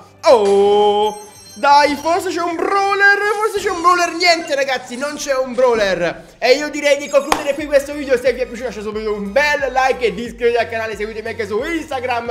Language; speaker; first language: Italian; native; Italian